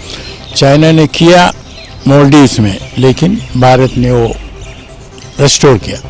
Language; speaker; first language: Hindi; non-native, local second language; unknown